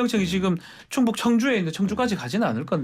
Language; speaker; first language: Korean; native; Korean